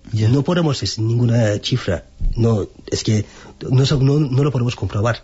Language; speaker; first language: Spanish; non-native, fluent; Turkish